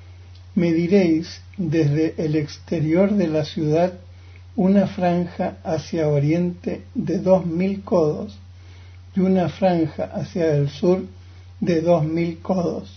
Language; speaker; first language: Spanish; native; Spanish